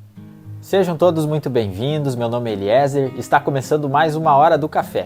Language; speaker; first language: Portuguese; native; Portuguese